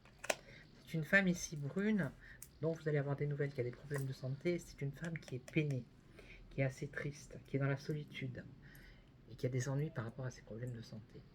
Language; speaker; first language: French; native; French